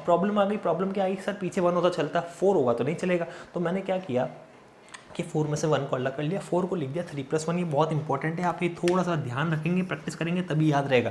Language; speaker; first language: Hindi; native; Hindi